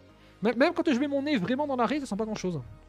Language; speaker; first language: French; native; French